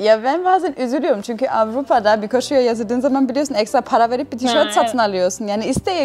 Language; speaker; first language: Turkish; non-native, fluent; German